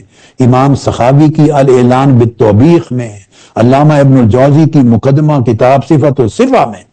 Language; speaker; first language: Urdu; native; Urdu